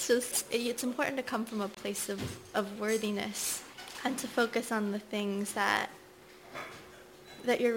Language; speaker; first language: English; native; English